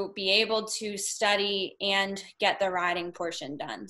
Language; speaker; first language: English; native; English